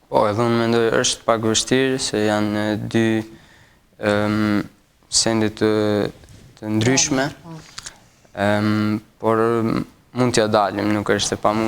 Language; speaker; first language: Albanian; early bilingual, heritage; Albanian